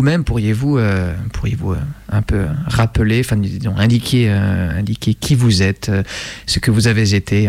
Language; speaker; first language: French; native; French